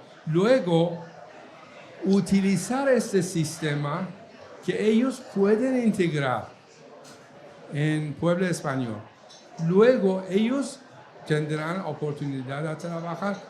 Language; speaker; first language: Spanish; non-native, fluent; Persian